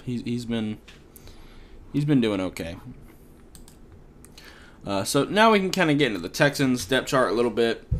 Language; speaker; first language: English; native; English